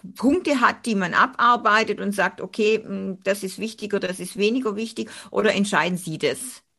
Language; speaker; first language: German; native; German